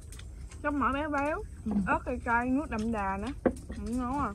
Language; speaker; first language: Vietnamese; native; Vietnamese